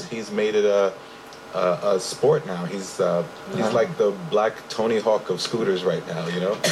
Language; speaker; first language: English; native; English